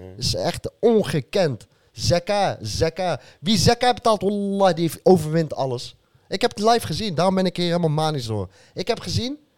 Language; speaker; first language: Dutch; early bilingual, other home language; Arabic